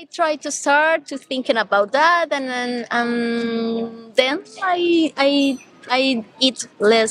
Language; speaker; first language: English; non-native, learner; Spanish